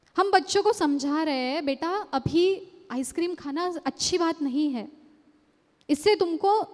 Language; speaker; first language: Hindi; non-native, local second language; Marathi